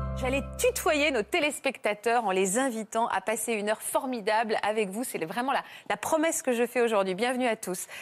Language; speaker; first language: French; native; French